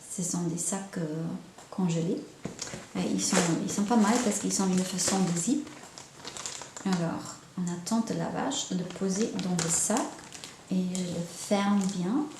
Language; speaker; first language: French; non-native, fluent; German